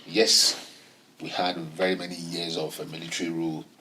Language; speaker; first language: English; non-native, local second language; Yoruba